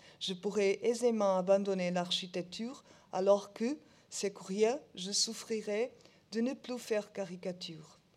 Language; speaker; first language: French; non-native, learner; Portuguese